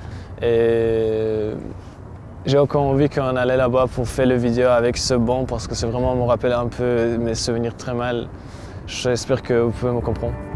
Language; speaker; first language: French; non-native, learner; Tajik